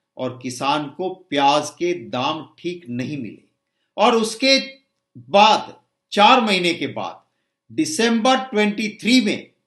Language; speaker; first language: Hindi; non-native, local second language; Gujarati